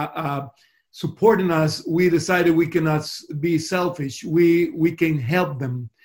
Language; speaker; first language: English; non-native, fluent; Spanish